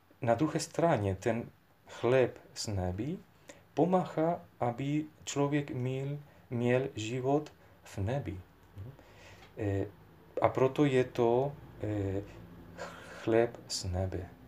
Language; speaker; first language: Czech; non-native, fluent; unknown